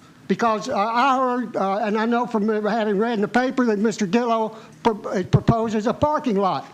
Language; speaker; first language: English; native; English